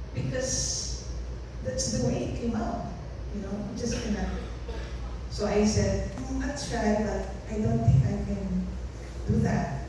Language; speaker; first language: English; non-native, local second language; Filipino